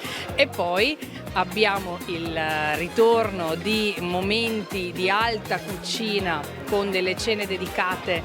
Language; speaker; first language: Italian; native; Italian